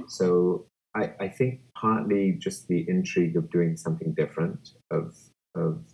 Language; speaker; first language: English; native; English